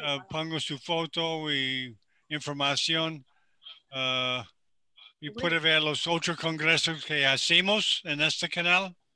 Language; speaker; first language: Spanish; non-native, learner; English